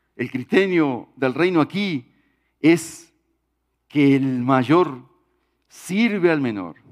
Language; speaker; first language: Spanish; native; Spanish